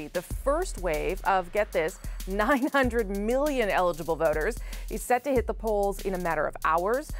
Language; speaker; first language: English; native; English